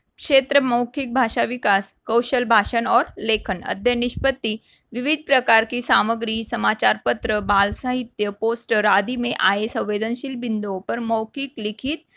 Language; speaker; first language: Hindi; non-native, local second language; Marathi